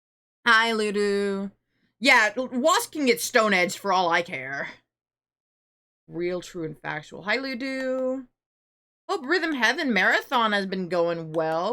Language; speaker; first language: English; native; English